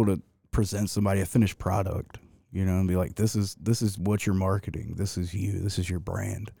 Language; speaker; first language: English; native; English